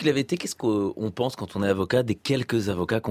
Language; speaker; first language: French; native; French